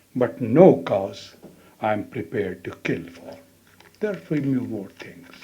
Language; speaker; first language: English; non-native, local second language; Hindi